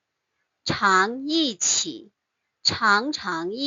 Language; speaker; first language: Chinese; non-native, fluent; Burmese